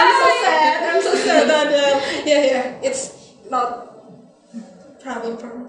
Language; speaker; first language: English; non-native, learner; Indonesian